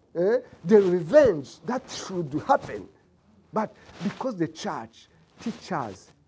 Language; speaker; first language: English; non-native, local second language; Kinyarwanda